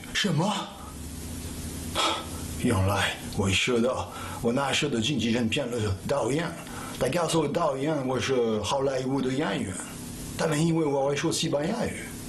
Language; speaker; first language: Chinese; non-native, learner; French